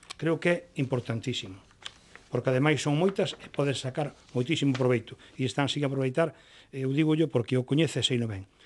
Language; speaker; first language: Galician; non-native, local second language; Spanish